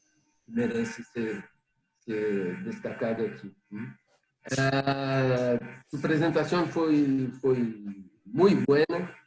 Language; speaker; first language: Spanish; non-native, fluent; Portuguese